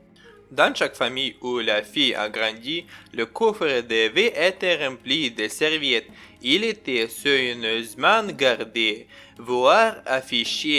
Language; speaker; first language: French; non-native, learner; Ukrainian